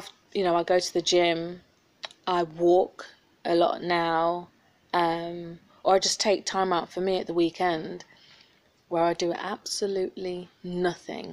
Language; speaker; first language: English; native; English